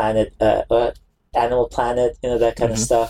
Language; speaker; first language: English; non-native, local second language; Filipino